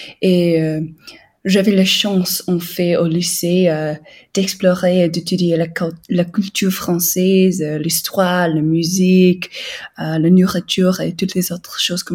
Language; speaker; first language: French; non-native, fluent; English